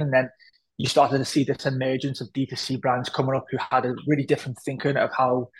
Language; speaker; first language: English; native; English